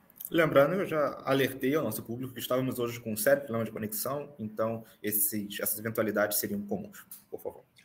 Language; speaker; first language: Portuguese; native; Portuguese